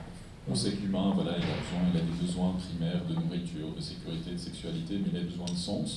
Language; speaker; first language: French; native; French